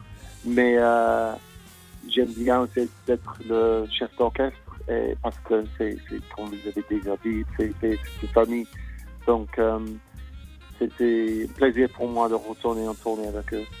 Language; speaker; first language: French; non-native, fluent; English